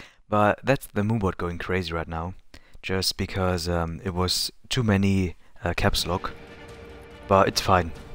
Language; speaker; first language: English; non-native, fluent; German